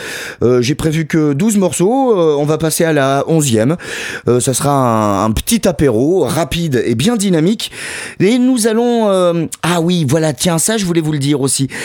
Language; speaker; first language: French; native; French